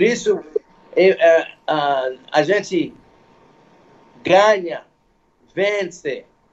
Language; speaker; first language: Portuguese; non-native, fluent; English